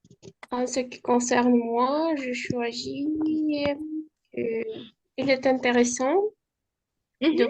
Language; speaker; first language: French; non-native, fluent; Uzbek